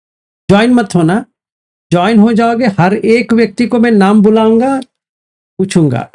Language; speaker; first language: Hindi; native; Hindi